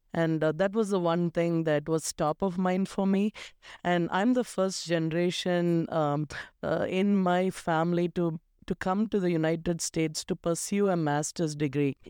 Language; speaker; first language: English; non-native, local second language; Malayalam